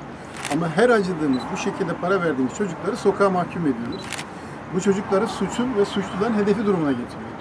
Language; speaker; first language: Turkish; native; Turkish